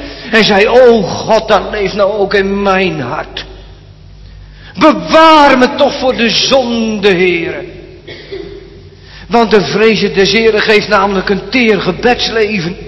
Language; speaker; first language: Dutch; native; Dutch